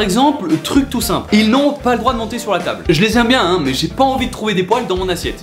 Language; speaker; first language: French; native; French